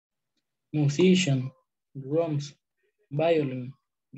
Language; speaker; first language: English; non-native, learner; Spanish